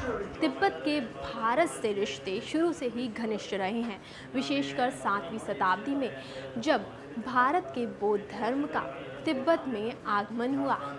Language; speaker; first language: Hindi; native; Hindi